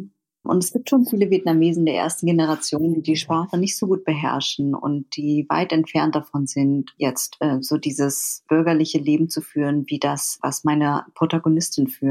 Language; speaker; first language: German; early bilingual, other home language; Vietnamese